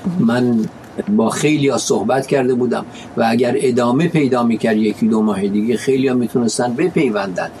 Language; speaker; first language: Persian; non-native, local second language; Central Kurdish